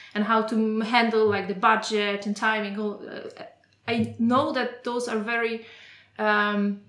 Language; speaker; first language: English; non-native, fluent; Polish